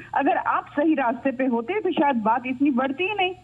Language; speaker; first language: Hindi; native; Hindi